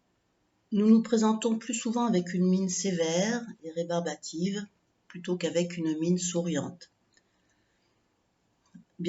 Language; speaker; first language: French; native; French